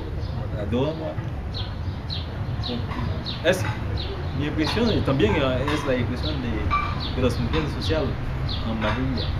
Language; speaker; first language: Spanish; non-native, learner; Haitian Creole